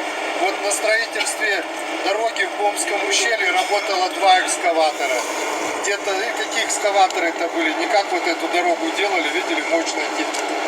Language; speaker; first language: Russian; native; Russian